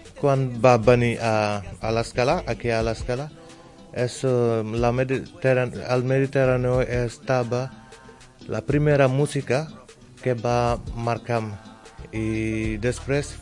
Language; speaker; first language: Catalan; non-native, learner; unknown